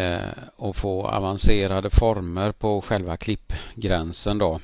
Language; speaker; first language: Swedish; native; Swedish